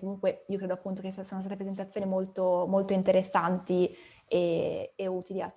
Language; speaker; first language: Italian; native; Italian